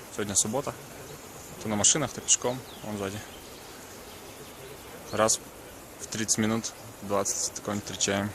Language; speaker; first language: Russian; native; Russian